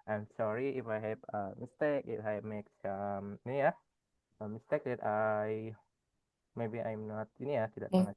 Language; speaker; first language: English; non-native, fluent; Indonesian